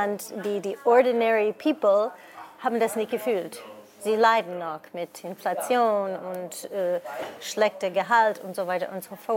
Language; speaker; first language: German; non-native, fluent; English